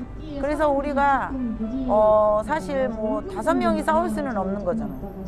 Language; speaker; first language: Korean; native; Korean